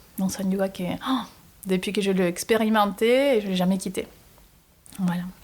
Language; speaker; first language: French; non-native, fluent; Spanish